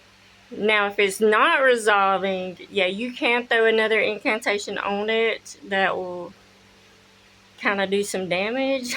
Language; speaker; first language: English; native; English